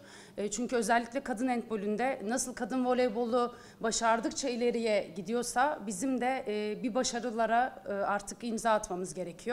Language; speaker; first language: Turkish; native; Turkish